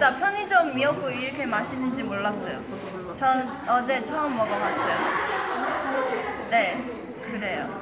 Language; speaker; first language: Korean; non-native, fluent; Chinese